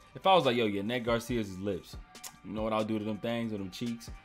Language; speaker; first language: English; native; English